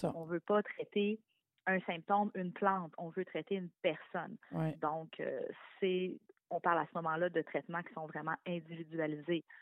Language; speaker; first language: French; native; French